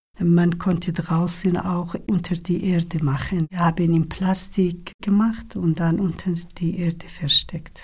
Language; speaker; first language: German; non-native, learner; Kurdish